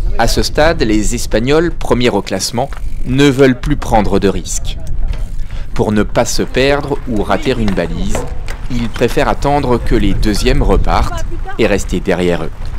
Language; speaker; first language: French; native; French